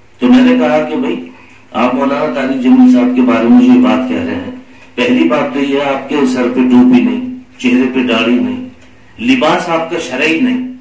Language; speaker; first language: Urdu; native; Urdu